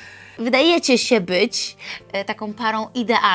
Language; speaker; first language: Polish; native; Polish